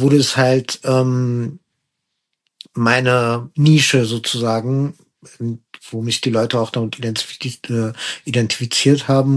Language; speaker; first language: German; early bilingual, other home language; Persian